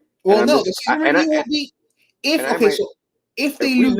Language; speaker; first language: English; native; English